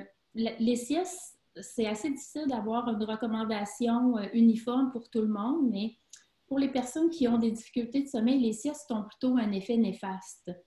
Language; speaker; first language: French; native; French